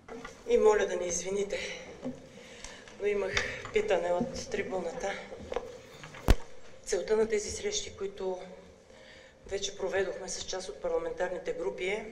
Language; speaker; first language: Bulgarian; native; Bulgarian